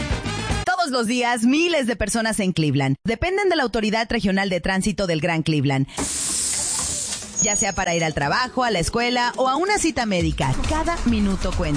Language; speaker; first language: Spanish; native; Spanish